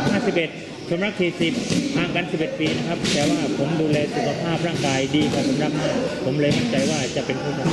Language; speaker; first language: Thai; native; Thai